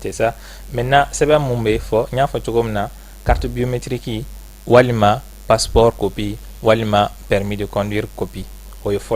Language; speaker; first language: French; non-native, local second language; Bambara